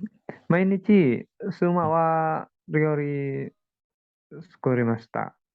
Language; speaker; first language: Japanese; non-native, learner; Indonesian